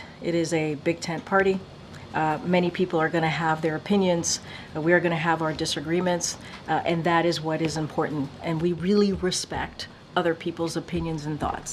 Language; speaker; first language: English; native; English